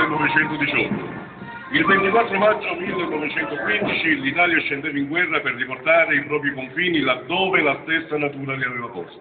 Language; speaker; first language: Italian; native; Italian